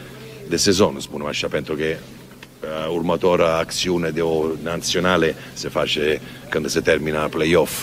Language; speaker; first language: Romanian; non-native, fluent; Italian